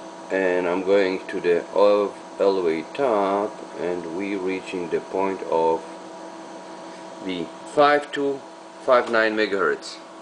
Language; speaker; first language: English; non-native, fluent; Polish